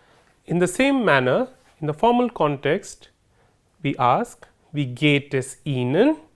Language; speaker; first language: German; non-native, fluent; Hindi